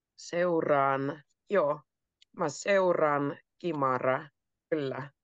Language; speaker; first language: Finnish; native; Finnish